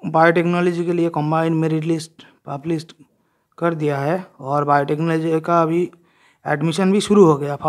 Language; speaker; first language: Hindi; non-native, local second language; Bangla